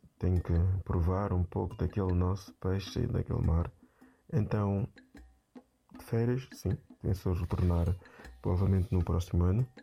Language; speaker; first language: Portuguese; native; Portuguese